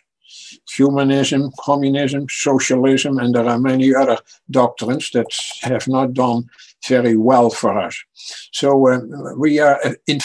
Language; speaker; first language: English; non-native, fluent; Dutch